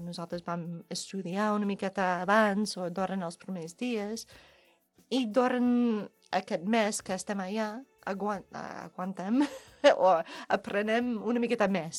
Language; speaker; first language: Catalan; non-native, learner; English